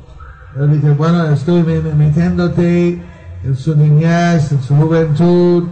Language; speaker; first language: Spanish; non-native, learner; Bangla